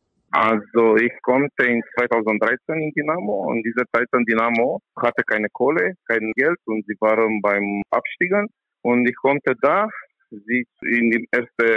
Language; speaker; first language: German; non-native, learner; Romanian